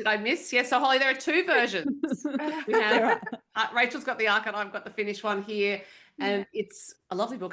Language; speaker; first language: English; native; English